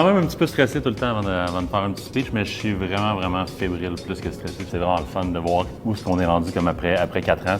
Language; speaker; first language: French; native; French